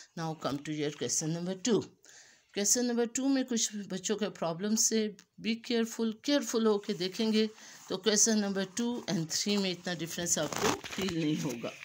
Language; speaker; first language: Urdu; native; Urdu